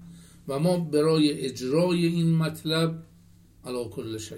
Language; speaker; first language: Persian; native; Persian